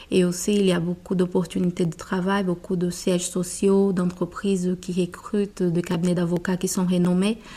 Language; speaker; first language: French; non-native, fluent; Portuguese